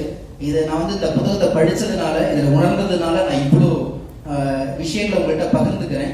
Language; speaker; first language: Tamil; native; Tamil